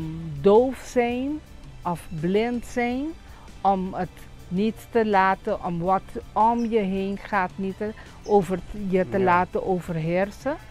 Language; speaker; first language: Dutch; non-native, local second language; Papiamento